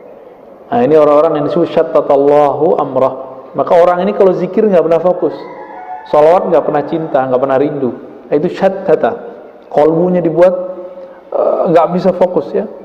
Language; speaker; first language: Indonesian; native; Indonesian